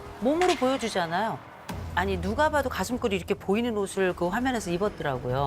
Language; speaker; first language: Korean; native; Korean